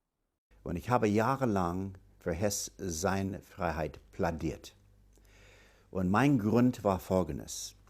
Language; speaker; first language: German; non-native, fluent; English